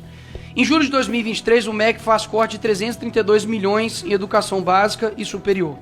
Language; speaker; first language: Portuguese; native; Portuguese